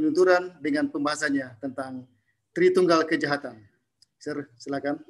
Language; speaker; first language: Indonesian; native; Indonesian